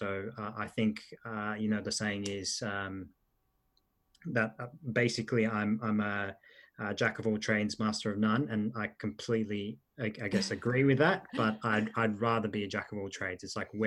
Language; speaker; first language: English; early bilingual, other home language; Italian